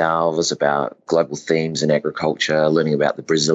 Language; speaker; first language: English; native; English